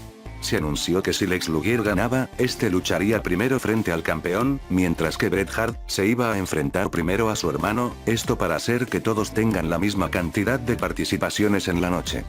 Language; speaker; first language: Spanish; native; Spanish